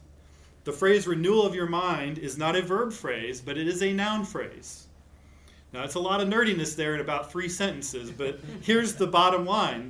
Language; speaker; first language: English; native; English